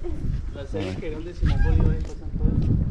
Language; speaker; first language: Spanish; native; Spanish